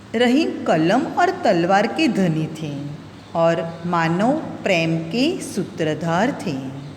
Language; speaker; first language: Hindi; non-native, local second language; Gujarati